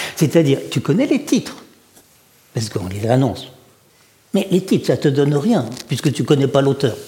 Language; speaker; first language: French; early bilingual, other home language; Russian